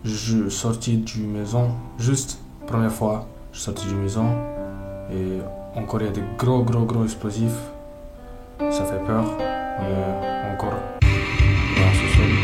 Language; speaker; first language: French; non-native, learner; Ukrainian